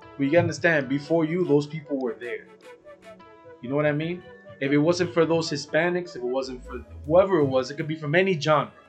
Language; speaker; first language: English; early bilingual, other home language; Spanish